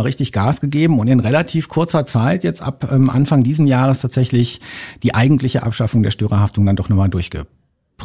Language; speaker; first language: German; native; German